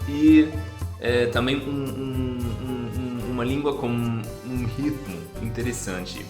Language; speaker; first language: Portuguese; non-native, fluent; German